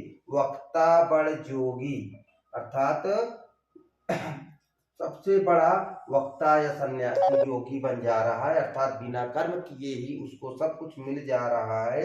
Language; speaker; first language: Hindi; native; Hindi